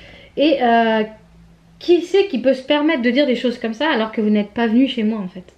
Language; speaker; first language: French; native; French